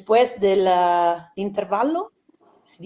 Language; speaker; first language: Spanish; non-native, learner; Italian